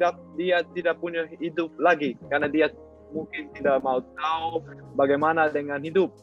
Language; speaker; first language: Indonesian; non-native, learner; Dutch